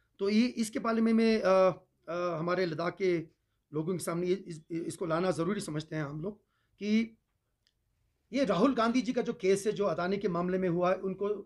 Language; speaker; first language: Hindi; non-native, local second language; Ladakhi